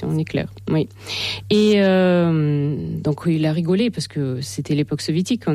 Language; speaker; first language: French; non-native, fluent; Russian